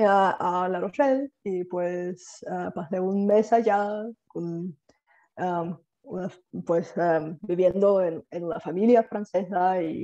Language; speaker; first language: Spanish; non-native, fluent; Bulgarian